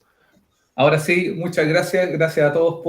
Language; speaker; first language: Spanish; native; Spanish